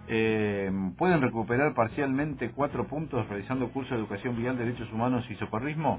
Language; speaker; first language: Spanish; native; Spanish